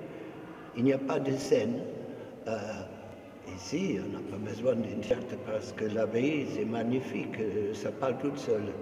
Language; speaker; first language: French; non-native, fluent; English